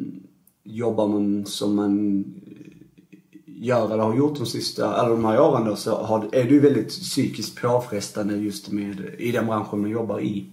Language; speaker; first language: Swedish; native; Swedish